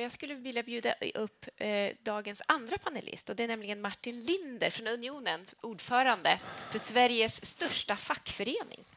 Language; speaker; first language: Swedish; native; Swedish